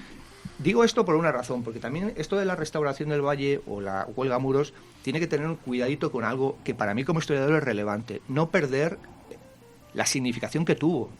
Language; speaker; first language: Spanish; native; Spanish